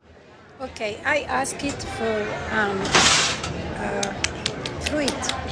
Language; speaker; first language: English; non-native, learner; Italian